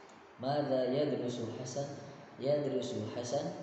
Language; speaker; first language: Arabic; non-native, fluent; Indonesian